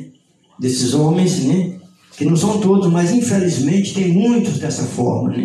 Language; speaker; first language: Portuguese; native; Portuguese